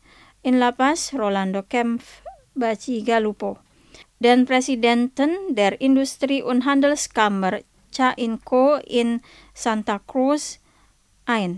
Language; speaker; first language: German; non-native, fluent; Indonesian